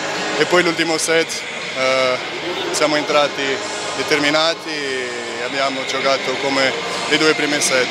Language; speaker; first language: Italian; non-native, learner; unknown